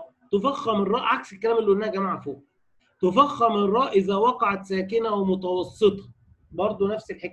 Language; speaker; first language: Arabic; native; Arabic